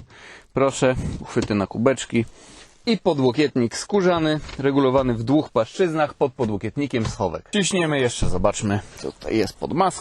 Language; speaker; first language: Polish; native; Polish